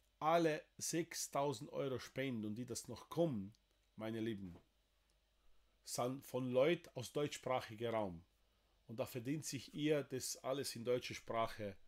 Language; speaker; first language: German; non-native, fluent; Slovenian